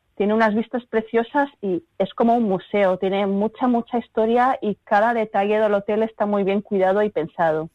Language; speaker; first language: Spanish; early bilingual, other home language; German